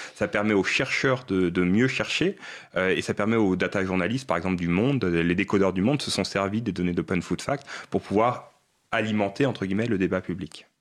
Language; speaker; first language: French; native; French